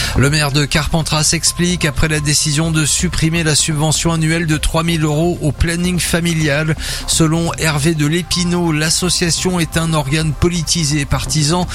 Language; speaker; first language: French; native; French